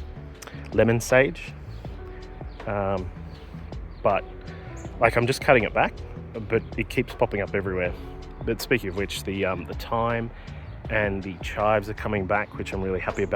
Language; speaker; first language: English; native; English